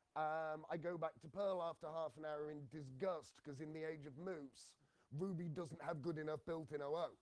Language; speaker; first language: English; native; English